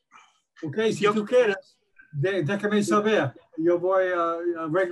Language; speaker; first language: Spanish; non-native, learner; English